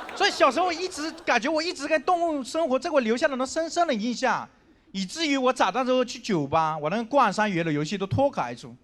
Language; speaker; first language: Chinese; non-native, local second language; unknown